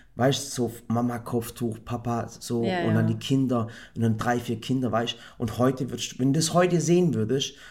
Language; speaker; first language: German; native; German